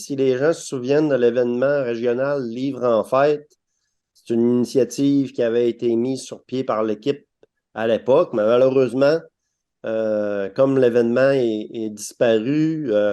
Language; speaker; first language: French; native; French